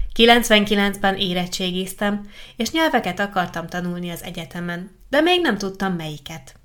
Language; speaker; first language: Hungarian; non-native, fluent; Italian